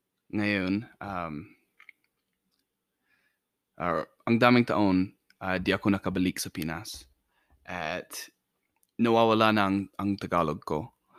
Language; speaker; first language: Filipino; non-native, fluent; English